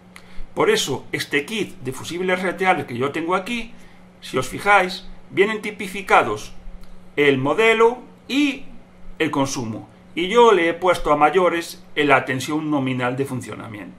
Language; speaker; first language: Spanish; native; Spanish